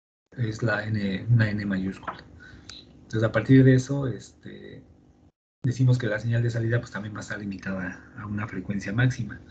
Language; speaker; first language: Spanish; native; Spanish